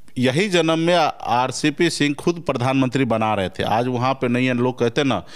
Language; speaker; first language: Hindi; native; Hindi